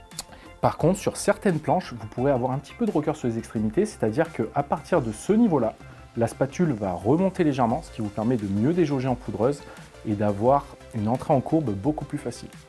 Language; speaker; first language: French; native; French